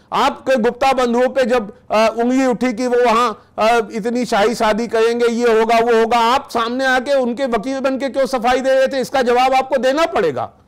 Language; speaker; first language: Hindi; native; Hindi